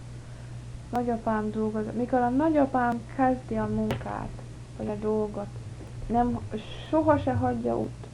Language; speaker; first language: Hungarian; early bilingual, heritage; English